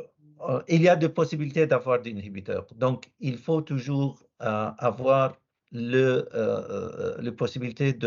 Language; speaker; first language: French; non-native, learner; Arabic